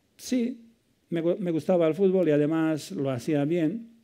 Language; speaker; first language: Spanish; non-native, fluent; Bosnian